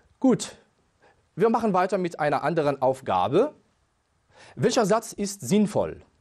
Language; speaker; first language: German; non-native, fluent; Arabic